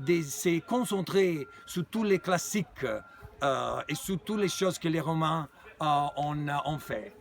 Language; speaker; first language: French; non-native, fluent; Italian